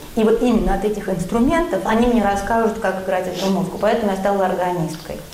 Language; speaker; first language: Russian; native; Russian